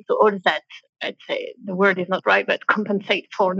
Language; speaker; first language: English; non-native, fluent; French